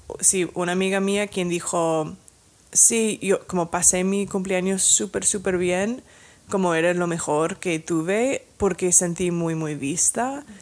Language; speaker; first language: Spanish; non-native, fluent; English